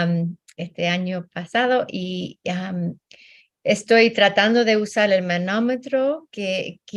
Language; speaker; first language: Spanish; non-native, fluent; English